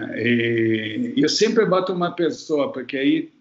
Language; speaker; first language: Portuguese; non-native, fluent; Italian